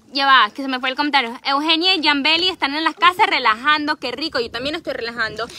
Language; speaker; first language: Spanish; early bilingual, heritage; Spanish